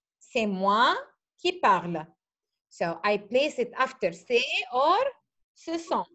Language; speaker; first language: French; non-native, fluent; Arabic